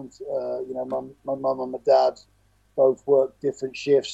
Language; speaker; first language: English; native; English